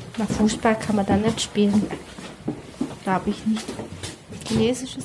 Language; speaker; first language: German; native; German